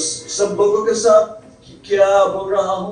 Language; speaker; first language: Hindi; non-native, learner; Bangla